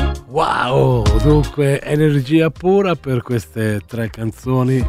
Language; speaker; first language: Italian; native; Italian